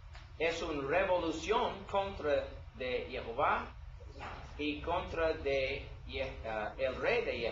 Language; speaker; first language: Spanish; non-native, learner; English